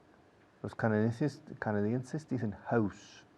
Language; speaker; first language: Spanish; non-native, fluent; English